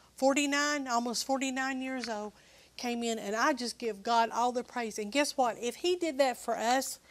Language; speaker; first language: English; native; English